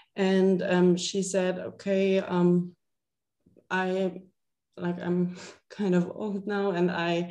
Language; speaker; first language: English; non-native, fluent; German